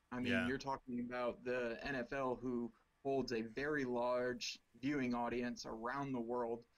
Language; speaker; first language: English; native; English